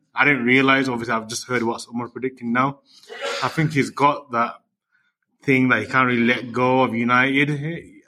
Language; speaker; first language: English; native; English